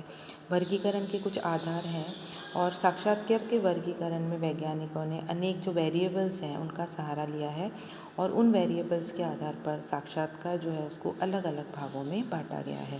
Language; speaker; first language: Hindi; native; Hindi